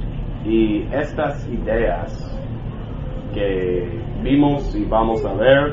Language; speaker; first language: Spanish; non-native, learner; English